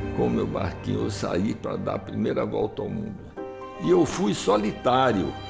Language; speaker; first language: Portuguese; early bilingual, other home language; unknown